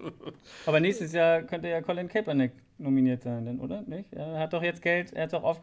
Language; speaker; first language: German; native; German